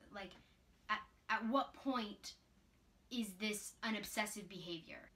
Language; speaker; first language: English; native; English